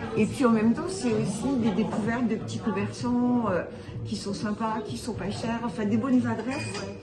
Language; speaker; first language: French; native; French